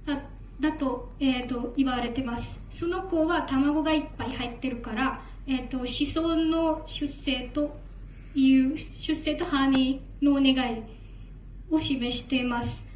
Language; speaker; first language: Japanese; non-native, learner; Marathi